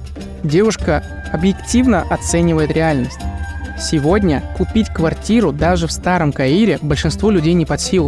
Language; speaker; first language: Russian; native; Russian